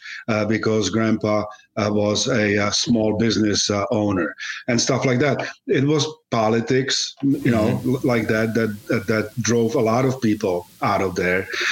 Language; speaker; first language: English; non-native, fluent; Czech